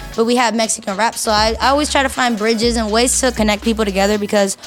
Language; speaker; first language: English; early bilingual, other home language; Spanish